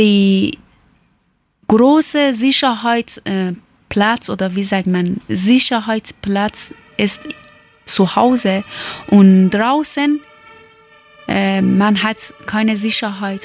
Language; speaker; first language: German; non-native, learner; Persian